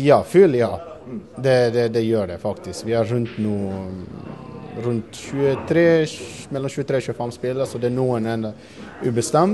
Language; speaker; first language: Norwegian; non-native, fluent; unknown